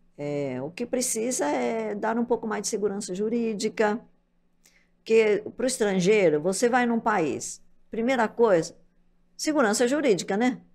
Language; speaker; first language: Portuguese; early bilingual, other home language; Japanese